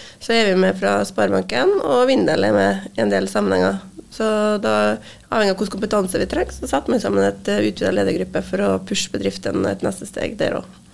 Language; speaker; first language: Norwegian; native; Norwegian